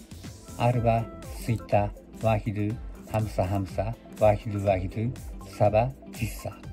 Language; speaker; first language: Arabic; non-native, learner; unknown